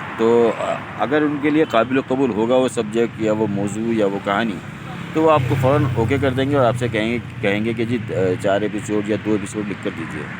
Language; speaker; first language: Urdu; non-native, local second language; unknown